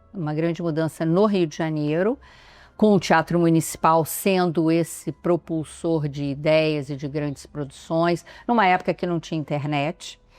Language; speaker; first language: Portuguese; native; Portuguese